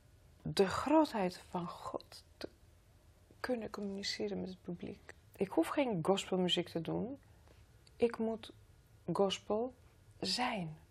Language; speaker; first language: Dutch; non-native, fluent; Greek